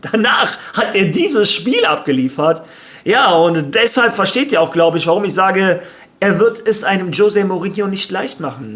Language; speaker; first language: German; native; German